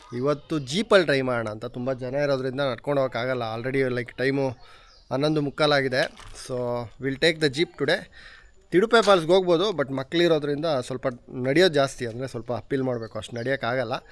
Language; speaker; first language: Kannada; non-native, local second language; Tulu